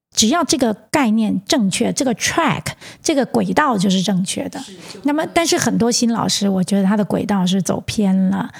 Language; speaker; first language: Chinese; native; Chinese